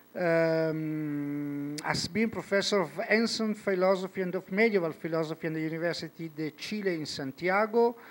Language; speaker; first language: English; non-native, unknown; Italian